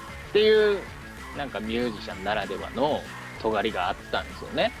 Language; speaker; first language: Japanese; native; Japanese